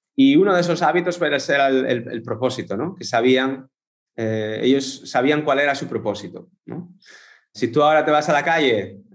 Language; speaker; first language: Spanish; native; Spanish